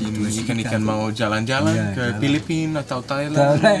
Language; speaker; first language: Indonesian; non-native, learner; Danish